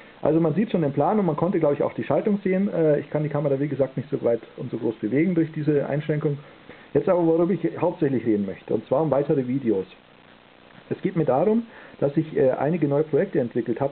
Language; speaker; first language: German; native; German